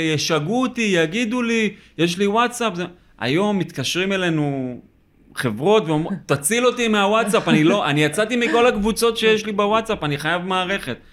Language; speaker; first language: Hebrew; native; Hebrew